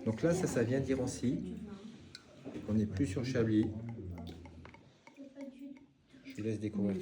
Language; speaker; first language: French; native; French